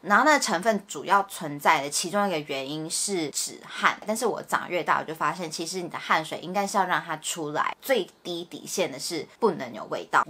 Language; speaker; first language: Chinese; early bilingual, heritage; Chinese